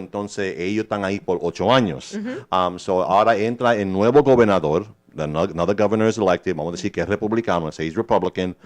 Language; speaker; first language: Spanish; early bilingual, heritage; English